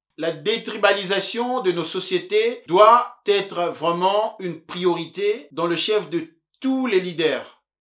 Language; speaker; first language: French; non-native, local second language; Luba-Lulua